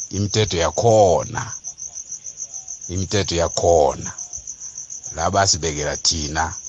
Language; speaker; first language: Zulu; non-native, fluent; Nyanja